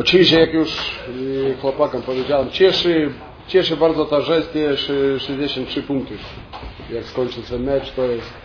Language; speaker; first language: Polish; non-native, learner; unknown